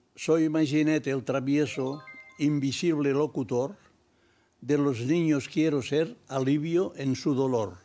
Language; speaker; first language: Spanish; non-native, local second language; Catalan